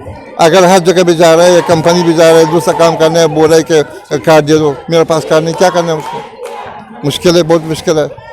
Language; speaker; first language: Hindi; non-native, learner; Persian